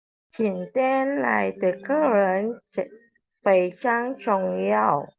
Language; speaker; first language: Chinese; non-native, learner; Indonesian